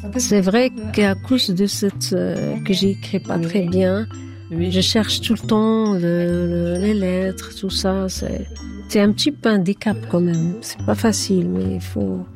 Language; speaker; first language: French; non-native, fluent; Arabic